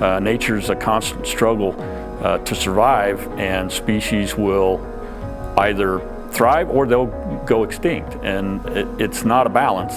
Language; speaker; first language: English; native; English